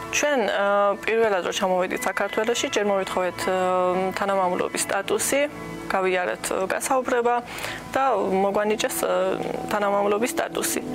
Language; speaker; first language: Georgian; early bilingual, heritage; Georgian